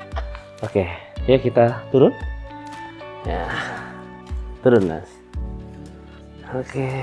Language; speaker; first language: Indonesian; native; Indonesian